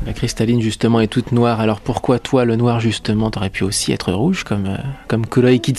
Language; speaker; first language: French; native; French